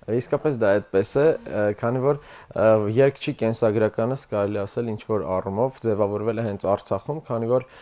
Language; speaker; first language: Armenian; native; Armenian